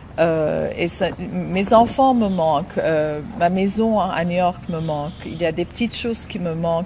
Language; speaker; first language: French; non-native, fluent; Arabic